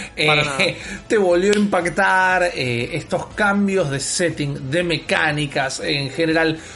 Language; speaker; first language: Spanish; native; Spanish